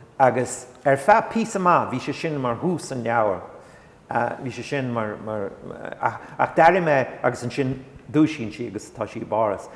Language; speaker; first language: Irish; non-native, local second language; English